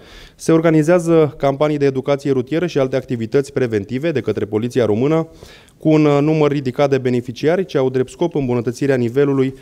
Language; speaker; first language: Romanian; native; Romanian